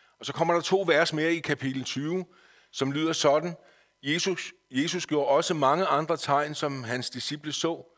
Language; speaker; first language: Danish; native; Danish